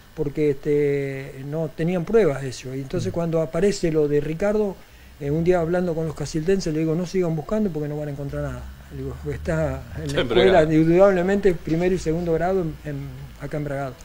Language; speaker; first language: Spanish; native; Spanish